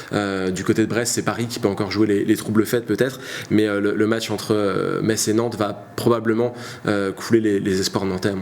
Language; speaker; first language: French; native; French